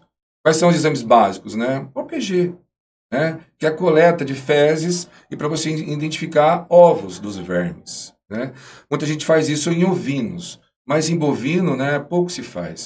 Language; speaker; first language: Portuguese; native; Portuguese